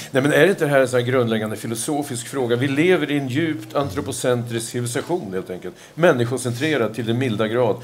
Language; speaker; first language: Swedish; native; Swedish